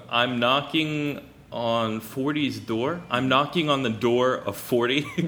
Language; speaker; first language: English; native; English